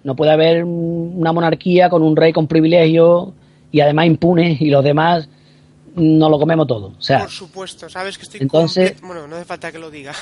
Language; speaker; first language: Spanish; native; Spanish